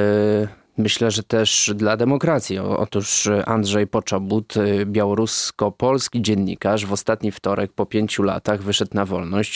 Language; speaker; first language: Polish; native; Polish